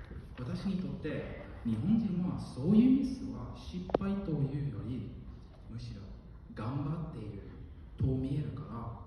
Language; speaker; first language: Japanese; non-native, fluent; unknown